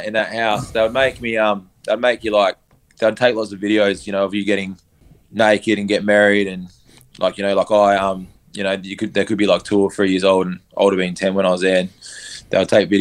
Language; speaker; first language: English; native; English